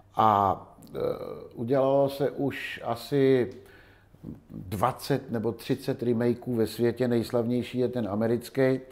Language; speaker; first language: Czech; native; Czech